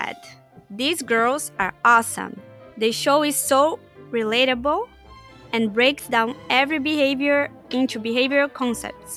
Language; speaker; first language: English; non-native, fluent; Portuguese